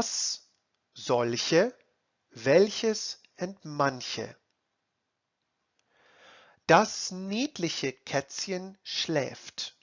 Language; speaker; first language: German; non-native, fluent; English